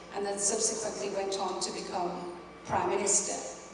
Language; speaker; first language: English; early bilingual, other home language; Urdu